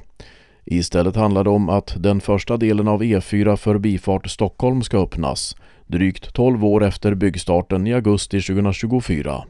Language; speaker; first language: Swedish; native; Swedish